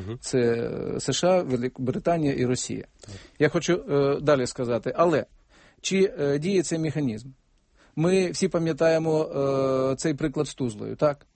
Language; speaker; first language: Ukrainian; non-native, fluent; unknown